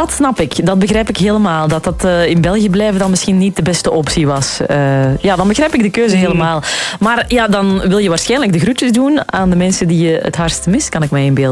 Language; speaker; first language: Dutch; native; Dutch